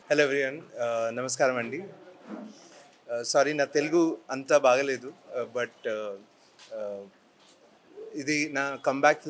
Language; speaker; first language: Telugu; non-native, learner; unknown